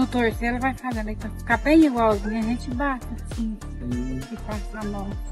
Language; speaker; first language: Portuguese; native; Portuguese